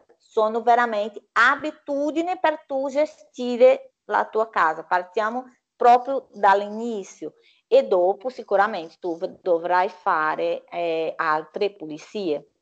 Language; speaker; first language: Italian; non-native, fluent; Portuguese